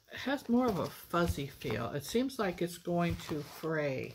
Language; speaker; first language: English; native; English